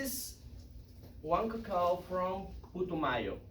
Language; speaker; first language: English; non-native, learner; Spanish